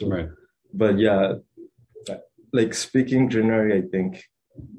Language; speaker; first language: English; non-native, local second language; Kinyarwanda